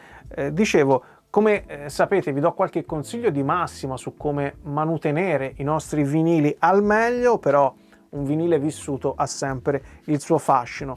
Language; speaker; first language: Italian; native; Italian